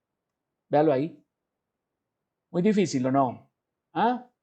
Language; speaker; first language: Spanish; native; Spanish